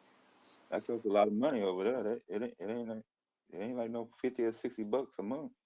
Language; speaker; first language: English; native; English